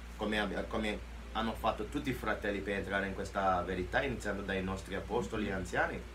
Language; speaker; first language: Italian; non-native, fluent; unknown